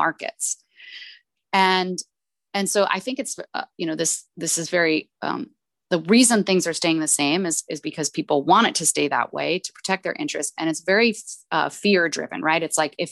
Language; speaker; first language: English; native; English